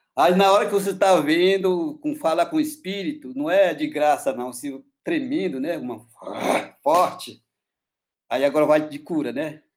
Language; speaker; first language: Portuguese; non-native, local second language; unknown